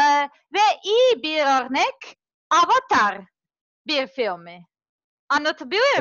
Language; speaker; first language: Turkish; non-native, learner; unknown